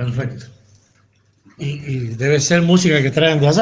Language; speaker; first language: Spanish; native; Spanish